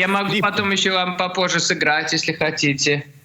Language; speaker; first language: Russian; early bilingual, heritage; Russian